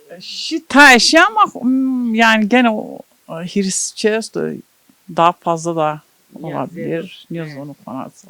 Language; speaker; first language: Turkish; non-native, local second language; Zaza